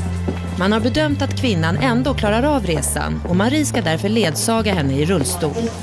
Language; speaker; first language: Swedish; native; Swedish